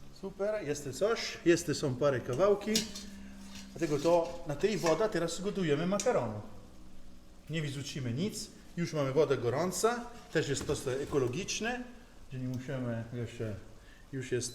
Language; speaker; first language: Polish; non-native, learner; Italian